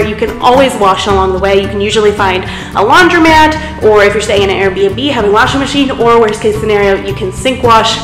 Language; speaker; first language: English; native; English